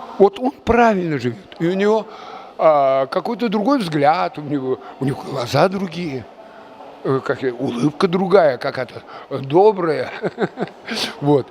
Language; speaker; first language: Russian; non-native, local second language; Chuvash